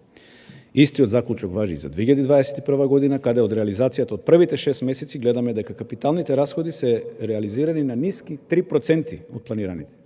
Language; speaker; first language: Macedonian; native; Macedonian